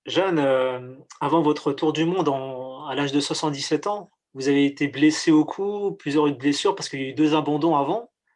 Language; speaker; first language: French; native; French